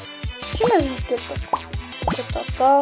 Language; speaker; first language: Slovak; non-native, learner; Ukrainian